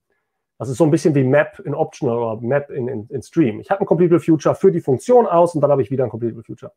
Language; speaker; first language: German; native; German